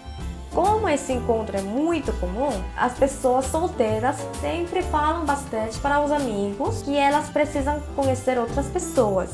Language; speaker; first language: Portuguese; non-native, fluent; Korean